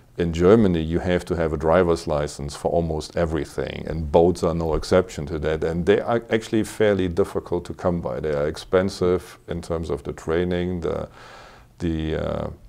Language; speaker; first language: English; non-native, fluent; German